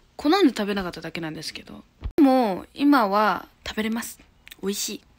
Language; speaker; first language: Japanese; native; Japanese